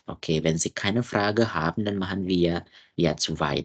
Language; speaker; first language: German; non-native, learner; Indonesian